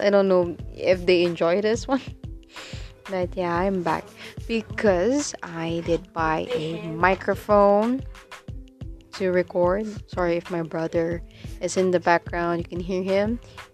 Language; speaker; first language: English; non-native, local second language; Filipino